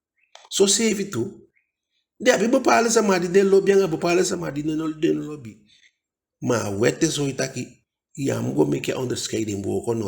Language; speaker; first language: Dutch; non-native, local second language; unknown